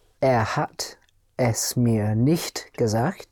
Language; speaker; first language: German; non-native, learner; English